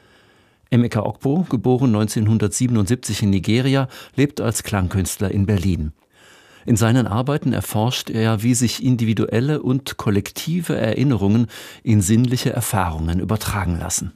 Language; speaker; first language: German; native; German